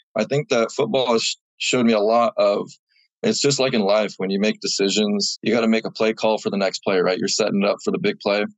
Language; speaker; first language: English; native; English